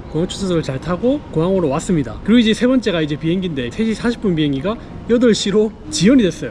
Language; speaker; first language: Korean; native; Korean